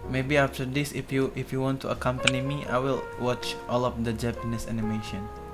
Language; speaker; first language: English; non-native, learner; Indonesian